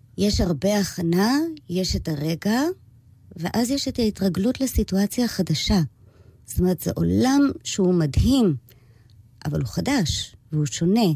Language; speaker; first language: Hebrew; early bilingual, other home language; English